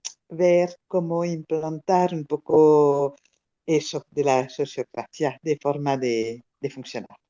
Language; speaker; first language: Spanish; non-native, fluent; French